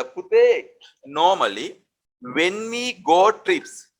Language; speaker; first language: English; non-native, local second language; Sinhala